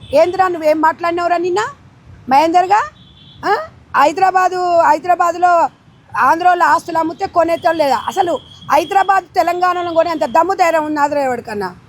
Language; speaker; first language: Telugu; native; Telugu